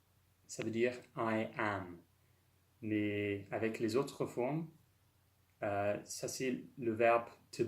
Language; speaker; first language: French; non-native, fluent; English